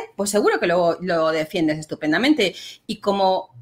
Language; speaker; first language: Spanish; native; Spanish